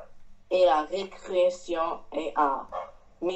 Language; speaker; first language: French; non-native, learner; Chinese